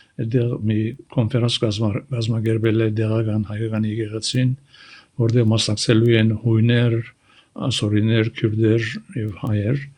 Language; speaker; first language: Armenian; early bilingual, heritage; Armenian